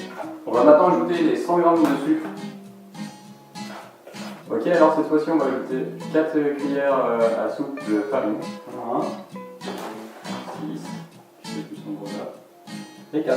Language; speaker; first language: French; native; French